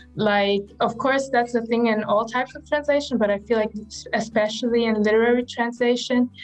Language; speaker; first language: English; non-native, fluent; German